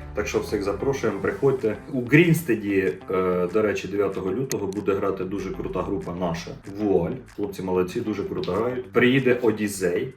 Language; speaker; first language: Ukrainian; native; Ukrainian